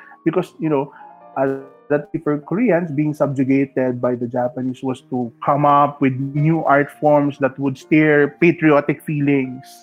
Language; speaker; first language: English; non-native, local second language; Filipino